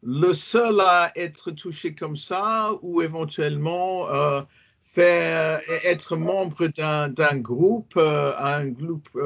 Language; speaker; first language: French; non-native, fluent; English